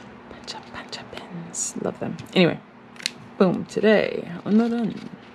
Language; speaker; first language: English; native; English